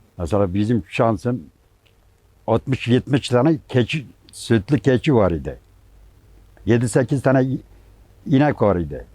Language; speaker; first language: Turkish; native; Turkish